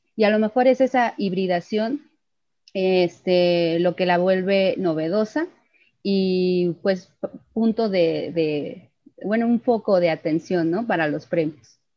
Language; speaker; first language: Spanish; native; Spanish